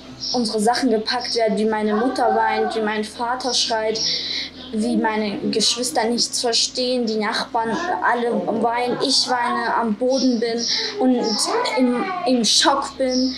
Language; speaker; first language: German; early bilingual, other home language; Georgian